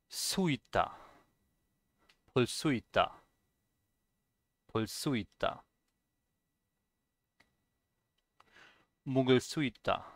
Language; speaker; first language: Korean; non-native, learner; German